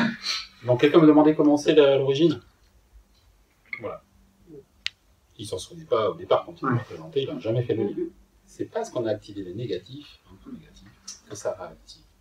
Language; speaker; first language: French; native; French